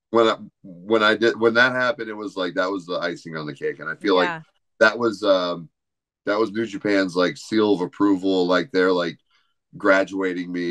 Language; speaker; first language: English; native; English